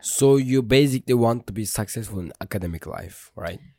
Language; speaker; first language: English; non-native, fluent; Turkish